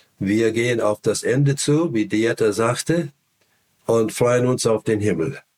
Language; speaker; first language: German; non-native, fluent; English